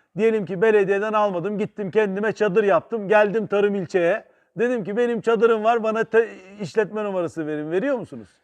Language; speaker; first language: Turkish; native; Turkish